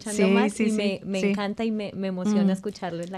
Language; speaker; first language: Spanish; native; Spanish